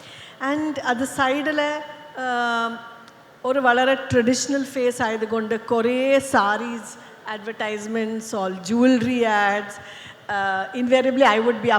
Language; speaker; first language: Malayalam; non-native, fluent; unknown